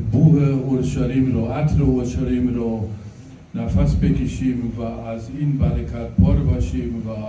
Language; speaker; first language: Persian; non-native, fluent; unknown